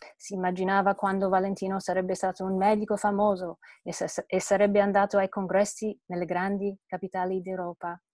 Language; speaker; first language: Italian; non-native, fluent; English